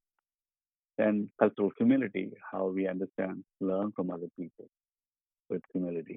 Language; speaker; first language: English; non-native, local second language; Tamil